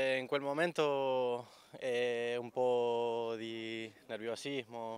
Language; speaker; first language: Italian; non-native, fluent; Spanish